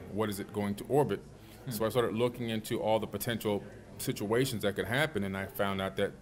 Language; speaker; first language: English; native; English